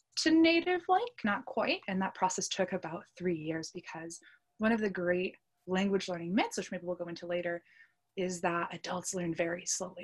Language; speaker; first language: English; early bilingual, other home language; Polish